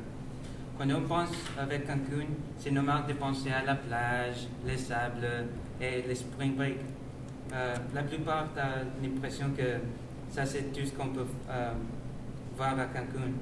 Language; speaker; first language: French; non-native, learner; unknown